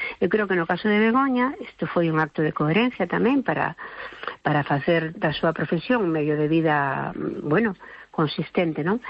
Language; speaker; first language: Galician; non-native, local second language; Spanish